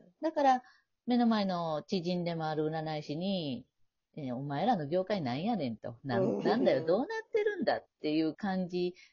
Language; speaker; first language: Japanese; native; Japanese